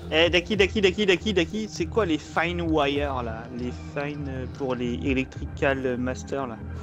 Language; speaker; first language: French; native; French